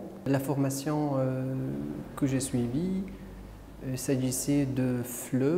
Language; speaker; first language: French; non-native, fluent; Arabic